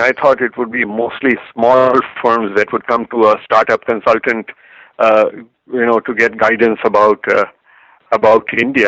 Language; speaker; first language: English; non-native, local second language; Hindi